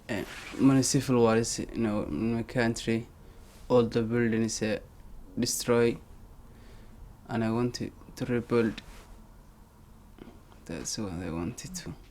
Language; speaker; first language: English; non-native, learner; Somali